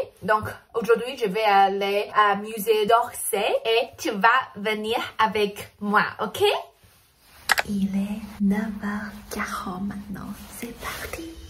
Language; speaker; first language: French; non-native, learner; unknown